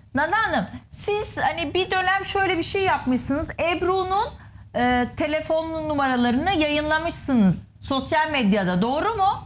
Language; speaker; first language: Turkish; native; Turkish